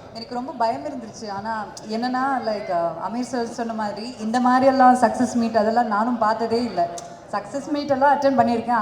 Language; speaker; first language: Tamil; non-native, fluent; Malayalam